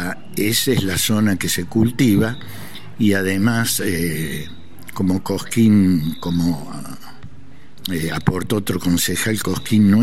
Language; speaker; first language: Spanish; native; Spanish